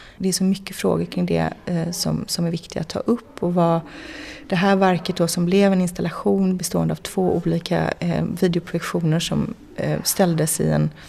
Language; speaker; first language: Swedish; native; Swedish